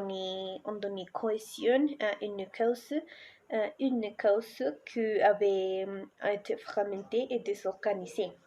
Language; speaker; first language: French; non-native, learner; Spanish